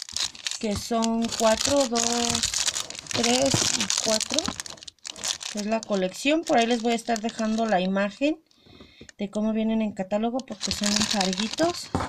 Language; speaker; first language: Spanish; native; Spanish